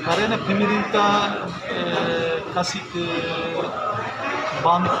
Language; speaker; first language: Indonesian; non-native, learner; English